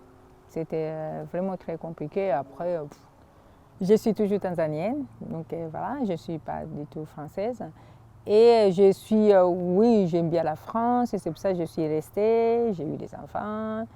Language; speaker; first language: French; non-native, fluent; Swahili